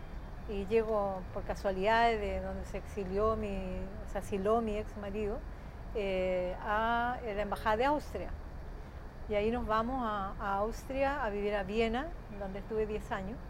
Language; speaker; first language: Spanish; native; Spanish